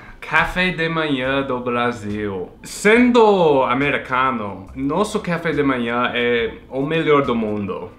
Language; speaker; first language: Portuguese; non-native, fluent; English